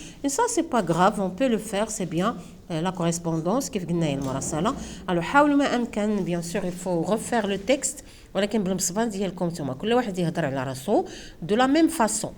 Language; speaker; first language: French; non-native, local second language; Arabic